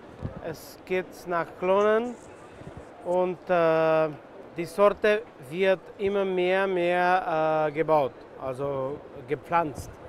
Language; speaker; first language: German; non-native, fluent; Czech